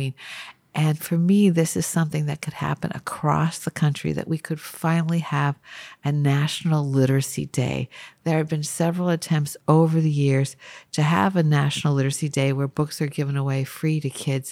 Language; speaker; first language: English; native; English